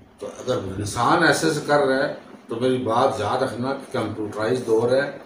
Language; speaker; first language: Urdu; non-native, local second language; Punjabi